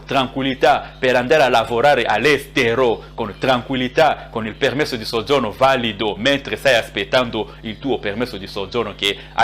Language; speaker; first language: Italian; non-native, fluent; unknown